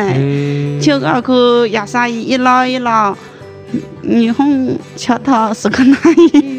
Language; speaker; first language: Japanese; non-native, fluent; Chinese